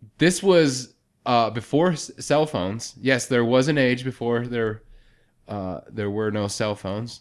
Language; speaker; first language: English; native; English